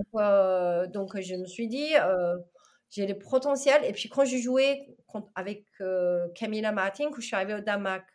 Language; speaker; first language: French; non-native, fluent; Chinese